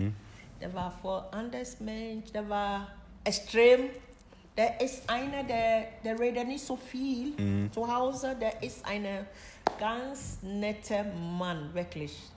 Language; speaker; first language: German; non-native, learner; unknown